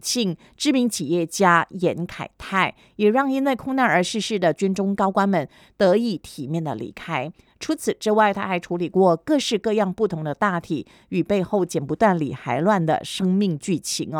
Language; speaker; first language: Chinese; native; Chinese